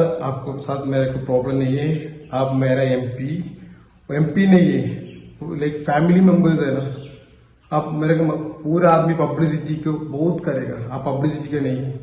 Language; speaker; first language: Hindi; non-native, local second language; Malayalam